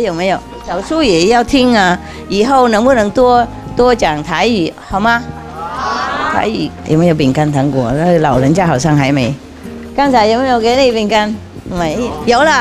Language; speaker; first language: Chinese; non-native, fluent; Vietnamese